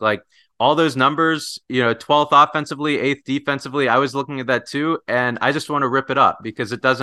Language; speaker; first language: English; native; English